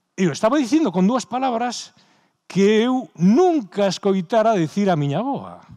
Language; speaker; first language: Galician; native; Galician